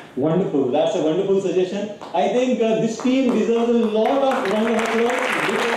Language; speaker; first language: English; non-native, local second language; Marathi